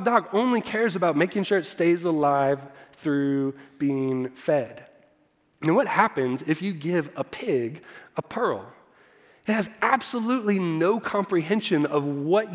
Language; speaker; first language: English; native; English